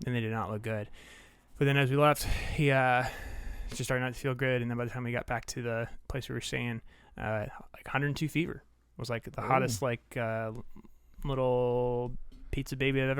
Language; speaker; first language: English; native; English